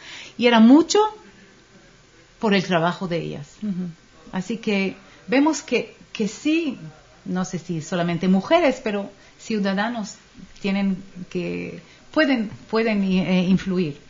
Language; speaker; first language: Spanish; non-native, fluent; Hebrew